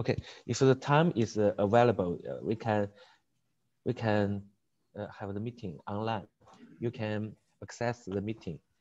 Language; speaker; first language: English; non-native, learner; Chinese